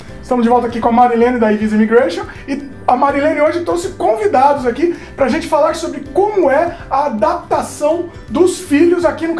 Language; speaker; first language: Portuguese; native; Portuguese